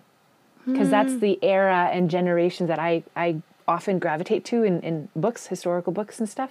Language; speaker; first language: English; native; English